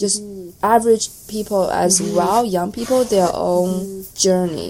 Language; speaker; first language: English; non-native, fluent; Chinese